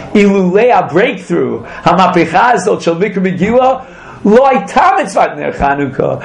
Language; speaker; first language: Hebrew; non-native, fluent; English